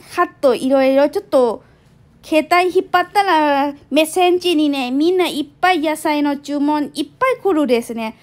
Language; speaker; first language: Japanese; non-native, learner; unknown